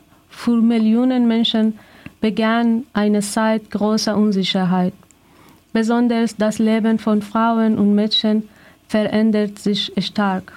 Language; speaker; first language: German; non-native, fluent; Persian